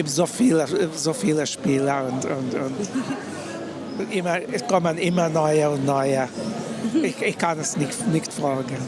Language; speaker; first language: German; non-native, learner; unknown